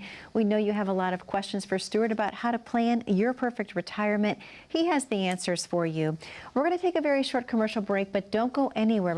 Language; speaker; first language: English; native; English